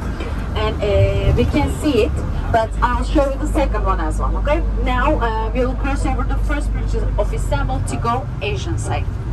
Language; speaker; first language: English; non-native, fluent; Turkish